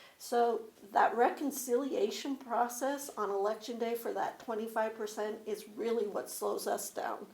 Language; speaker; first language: English; native; English